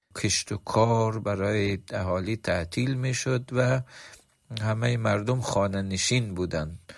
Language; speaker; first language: Persian; native; Persian